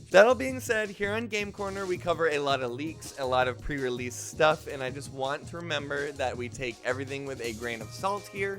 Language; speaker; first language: English; native; English